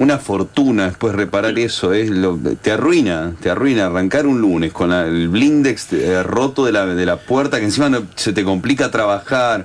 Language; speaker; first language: Spanish; native; Spanish